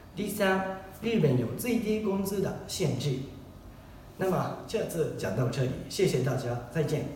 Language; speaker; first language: Chinese; non-native, fluent; Japanese